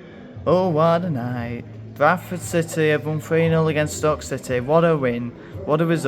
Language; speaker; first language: English; native; English